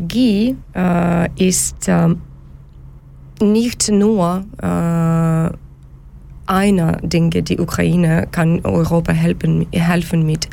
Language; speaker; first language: German; non-native, learner; Ukrainian